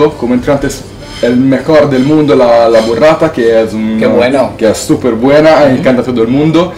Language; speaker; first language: Spanish; non-native, fluent; Italian